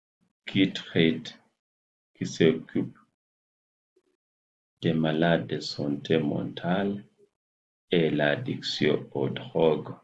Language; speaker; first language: French; non-native, fluent; English